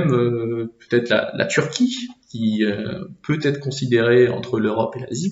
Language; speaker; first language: French; native; French